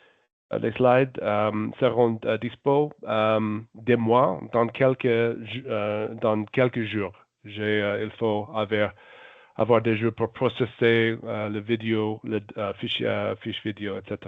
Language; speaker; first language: French; non-native, local second language; German